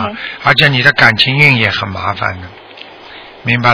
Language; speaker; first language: Chinese; native; Chinese